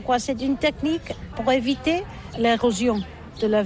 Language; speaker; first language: French; non-native, learner; Catalan